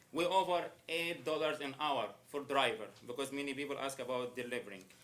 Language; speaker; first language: English; non-native, learner; Arabic